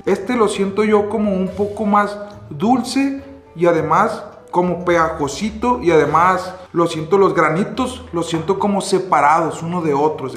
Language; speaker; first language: Spanish; native; Spanish